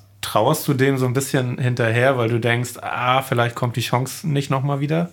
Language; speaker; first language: German; native; German